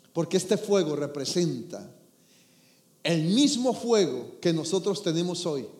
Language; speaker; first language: Spanish; native; Spanish